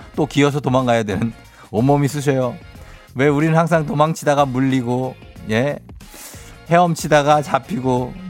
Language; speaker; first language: Korean; native; Korean